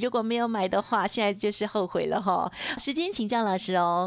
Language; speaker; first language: Chinese; native; Chinese